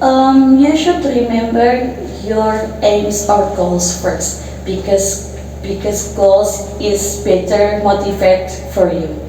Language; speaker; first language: English; non-native, learner; Indonesian